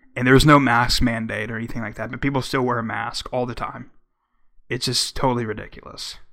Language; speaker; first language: English; native; English